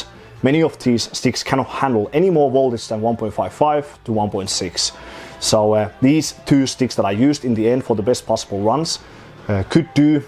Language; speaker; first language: English; non-native, fluent; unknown